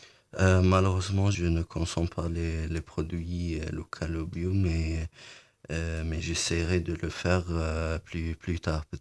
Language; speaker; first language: French; non-native, learner; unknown